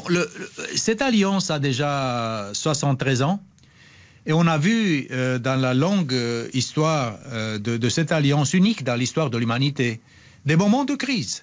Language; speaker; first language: French; non-native, fluent; Romanian